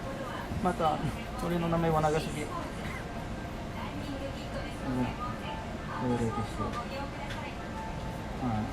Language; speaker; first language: Japanese; non-native, learner; French